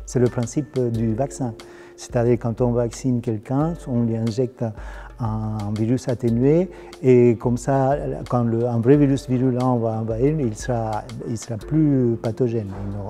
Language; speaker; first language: French; non-native, fluent; Spanish